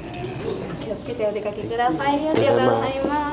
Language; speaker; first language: Japanese; native; Japanese